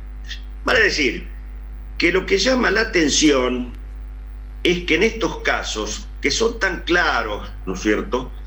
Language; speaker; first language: Spanish; native; Spanish